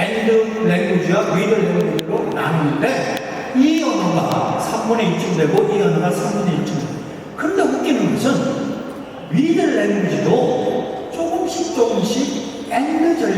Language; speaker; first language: Korean; native; Korean